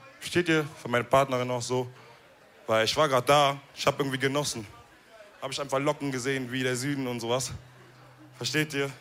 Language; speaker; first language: German; early bilingual, other home language; Wolof